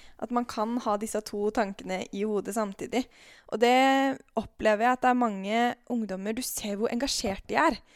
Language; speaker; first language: Norwegian; native; Norwegian